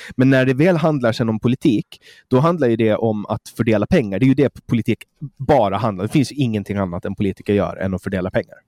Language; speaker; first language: Swedish; native; Swedish